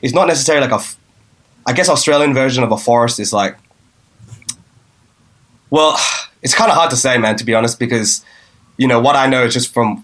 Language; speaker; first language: English; native; English